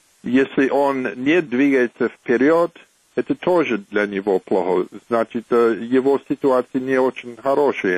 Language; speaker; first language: Russian; non-native, fluent; English